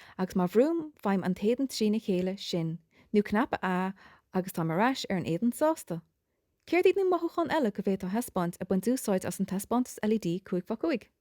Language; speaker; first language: Irish; native; Irish